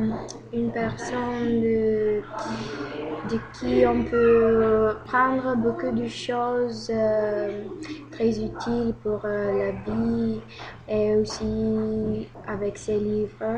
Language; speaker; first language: French; non-native, learner; Bulgarian